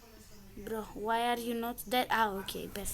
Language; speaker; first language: English; non-native, learner; Greek